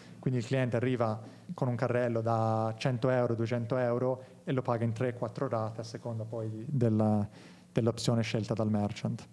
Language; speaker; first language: Italian; native; Italian